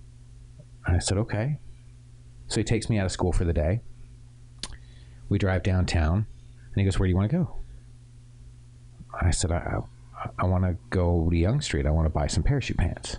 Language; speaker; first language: English; native; English